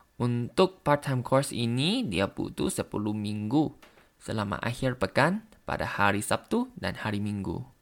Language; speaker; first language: Indonesian; non-native, learner; Thai